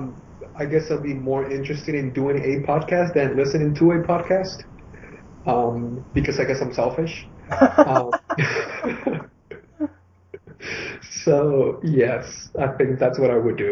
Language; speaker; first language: English; non-native, fluent; Spanish